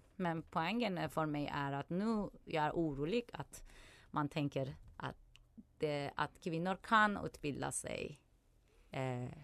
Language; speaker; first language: Swedish; non-native, fluent; Persian